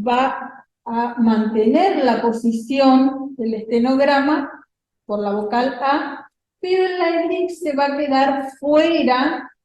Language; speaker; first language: Spanish; native; Spanish